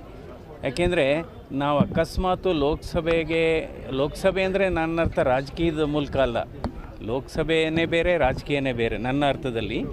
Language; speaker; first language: Kannada; native; Kannada